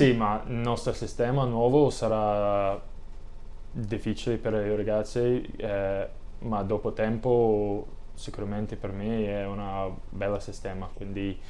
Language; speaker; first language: Italian; non-native, learner; English